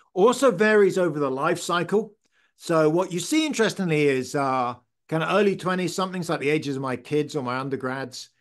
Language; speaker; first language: English; native; English